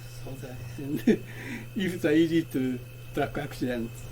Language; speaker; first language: English; non-native, learner; Japanese